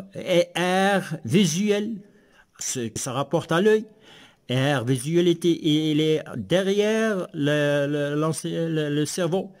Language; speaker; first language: French; non-native, local second language; Arabic